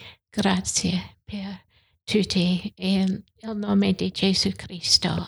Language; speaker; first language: Italian; non-native, learner; English